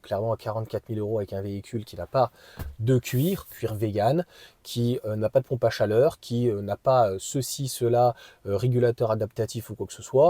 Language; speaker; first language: French; native; French